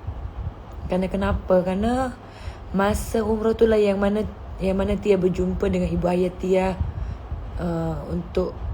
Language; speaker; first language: Malay; native; Malay